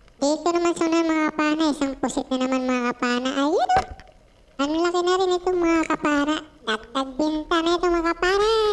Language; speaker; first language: Filipino; non-native, local second language; Cebuano